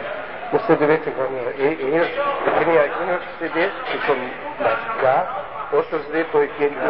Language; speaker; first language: Spanish; non-native, learner; German